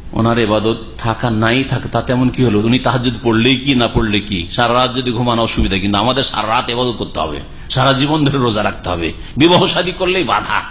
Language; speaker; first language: Bangla; native; Bangla